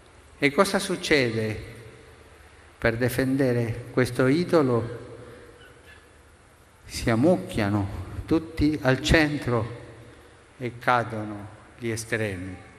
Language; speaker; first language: Italian; non-native, fluent; Spanish